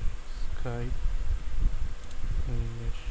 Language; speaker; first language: English; non-native, fluent; Spanish